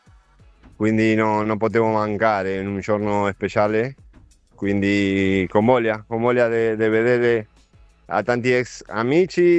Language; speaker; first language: Italian; non-native, fluent; Spanish